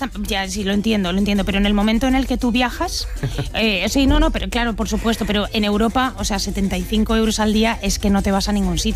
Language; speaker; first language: Spanish; native; Spanish